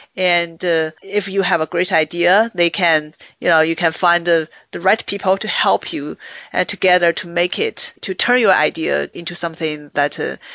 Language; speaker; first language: English; non-native, fluent; Chinese